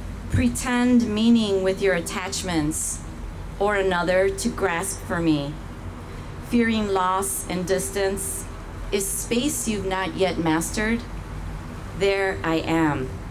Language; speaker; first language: English; early bilingual, other home language; Spanish